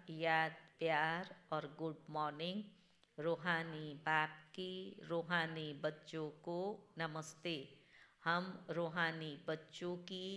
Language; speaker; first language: Hindi; non-native, local second language; Gujarati